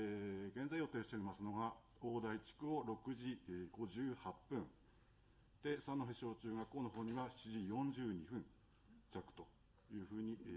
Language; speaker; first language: Japanese; native; Japanese